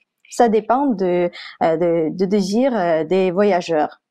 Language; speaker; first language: French; non-native, fluent; Russian